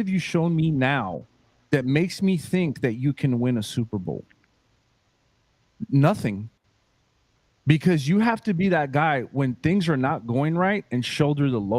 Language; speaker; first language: English; native; English